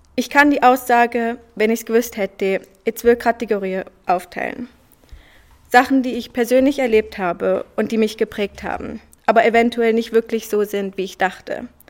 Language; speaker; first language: German; early bilingual, other home language; Swiss German